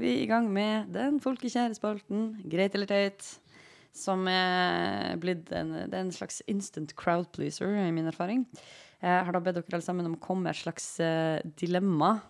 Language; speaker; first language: Norwegian; native; Norwegian